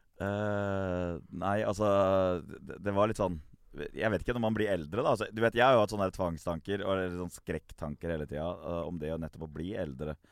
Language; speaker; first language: Norwegian; native; Norwegian